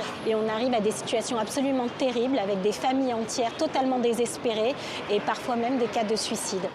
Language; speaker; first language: French; native; French